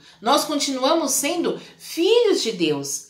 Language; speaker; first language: Portuguese; native; Portuguese